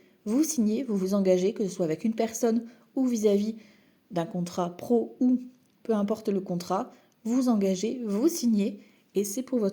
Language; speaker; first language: French; native; French